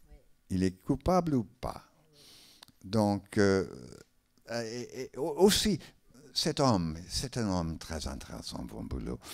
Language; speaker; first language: French; non-native, learner; English